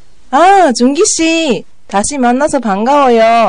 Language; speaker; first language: Korean; non-native, fluent; Japanese